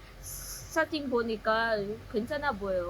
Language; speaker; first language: Korean; non-native, learner; Vietnamese